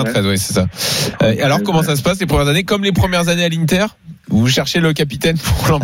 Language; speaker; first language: French; native; French